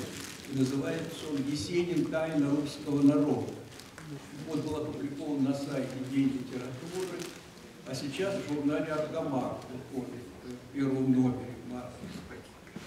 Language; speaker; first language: Russian; native; Russian